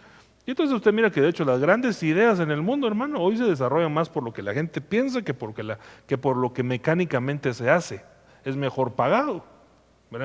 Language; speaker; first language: Spanish; native; Spanish